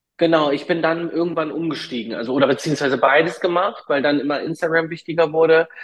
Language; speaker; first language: German; early bilingual, other home language; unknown